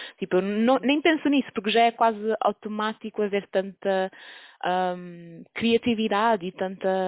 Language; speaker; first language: Portuguese; non-native, local second language; Kabuverdianu